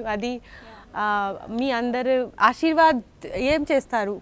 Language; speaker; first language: Telugu; non-native, learner; Bangla